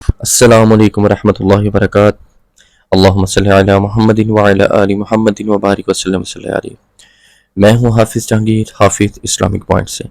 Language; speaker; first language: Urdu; non-native, local second language; Punjabi